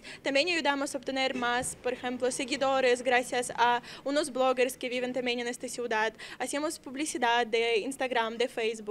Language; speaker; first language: Spanish; non-native, learner; Russian